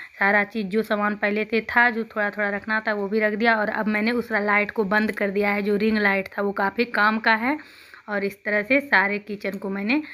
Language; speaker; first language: Hindi; native; Hindi